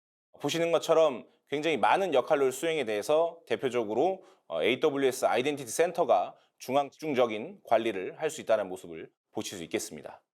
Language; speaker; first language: Korean; native; Korean